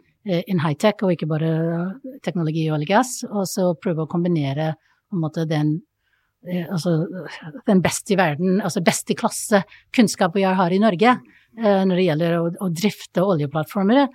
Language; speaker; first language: Norwegian; non-native, fluent; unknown